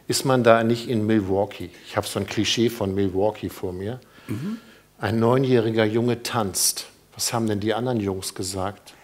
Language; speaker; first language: German; native; German